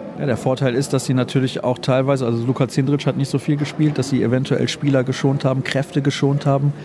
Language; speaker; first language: German; native; German